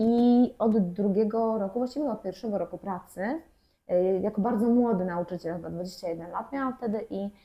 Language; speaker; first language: Polish; native; Polish